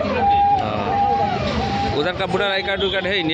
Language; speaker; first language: Hindi; non-native, local second language; Bangla